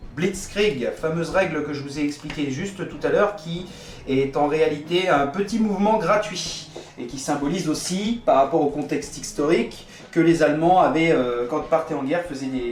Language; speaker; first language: French; native; French